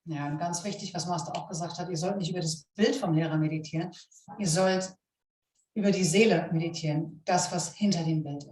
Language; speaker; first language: German; native; German